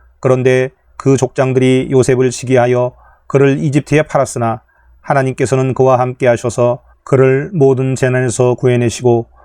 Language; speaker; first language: Korean; native; Korean